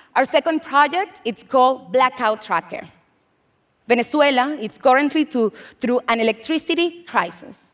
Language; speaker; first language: English; non-native, fluent; Spanish